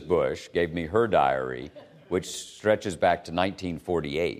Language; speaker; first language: English; native; English